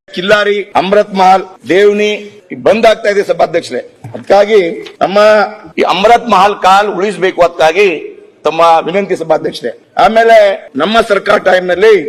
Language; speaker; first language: Kannada; non-native, local second language; Lambadi